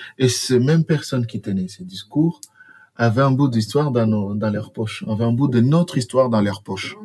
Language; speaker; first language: French; non-native, local second language; Swahili